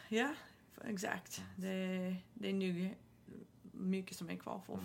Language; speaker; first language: Swedish; non-native, fluent; English